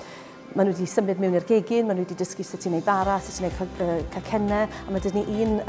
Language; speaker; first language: Welsh; native; Welsh